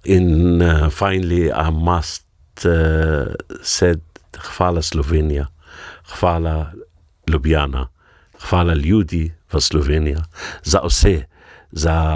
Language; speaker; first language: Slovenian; non-native, learner; Arabic